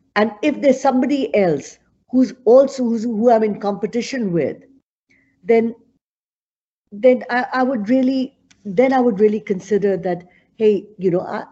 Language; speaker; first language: English; non-native, local second language; Punjabi